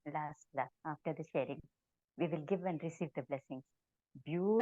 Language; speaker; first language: English; non-native, local second language; Telugu